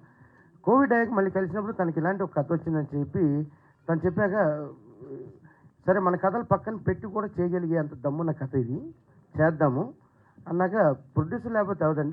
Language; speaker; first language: Telugu; native; Telugu